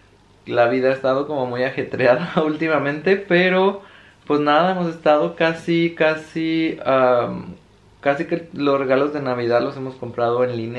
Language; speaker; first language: Spanish; native; Spanish